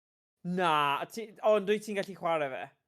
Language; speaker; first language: Welsh; native; Welsh